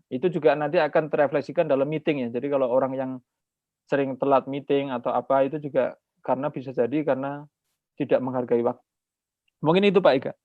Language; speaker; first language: Indonesian; native; Indonesian